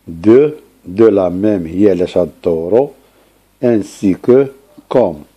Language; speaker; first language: French; non-native, local second language; Arabic